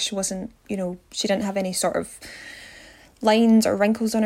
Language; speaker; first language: English; native; English